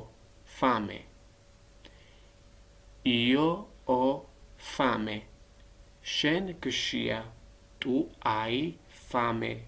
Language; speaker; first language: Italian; non-native, learner; Georgian